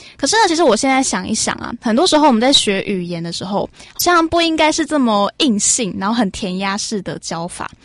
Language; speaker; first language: Chinese; native; Chinese